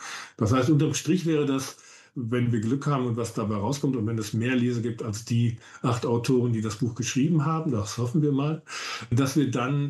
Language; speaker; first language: German; native; German